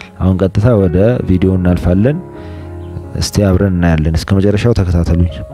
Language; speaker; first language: Amharic; non-native, local second language; Oromo